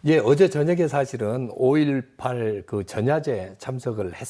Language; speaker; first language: Korean; native; Korean